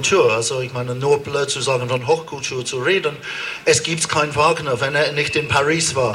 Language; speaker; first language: German; non-native, fluent; English